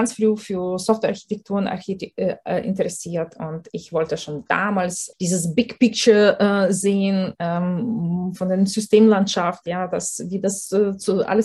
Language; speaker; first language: German; non-native, fluent; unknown